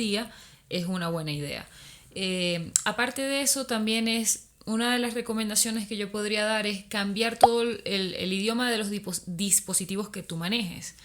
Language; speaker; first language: Spanish; native; Spanish